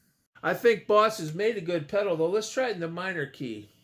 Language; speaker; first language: English; native; English